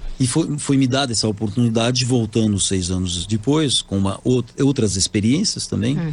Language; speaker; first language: Portuguese; non-native, fluent; French